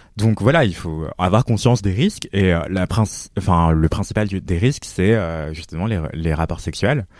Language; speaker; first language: French; native; French